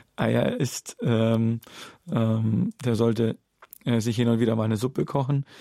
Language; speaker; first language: German; native; German